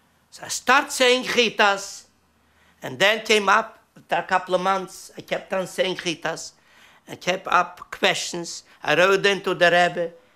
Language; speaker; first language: English; non-native, learner; Yiddish